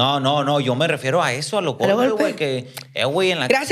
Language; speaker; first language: Spanish; native; Spanish